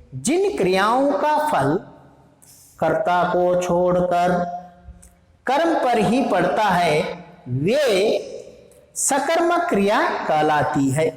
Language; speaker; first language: Hindi; non-native, local second language; Kannada